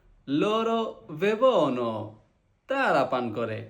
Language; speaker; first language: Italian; non-native, fluent; Bangla